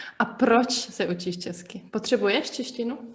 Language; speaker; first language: Czech; native; Czech